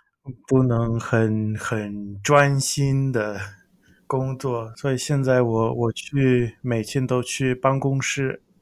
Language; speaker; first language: Chinese; non-native, learner; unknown